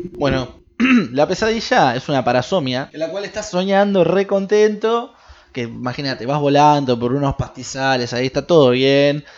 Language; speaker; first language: Spanish; native; Spanish